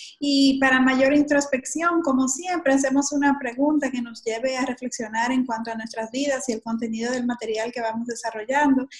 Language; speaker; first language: Spanish; native; Spanish